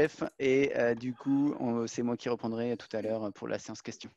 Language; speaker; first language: French; native; French